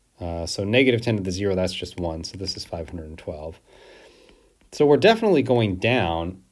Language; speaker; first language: English; native; English